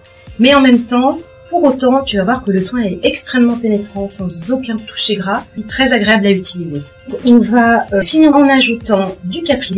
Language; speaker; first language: French; native; French